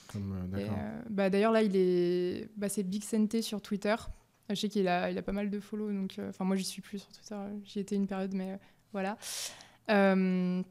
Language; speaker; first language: French; native; French